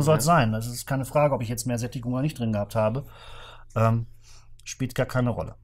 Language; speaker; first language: German; native; German